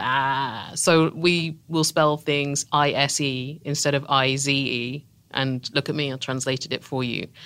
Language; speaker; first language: English; native; English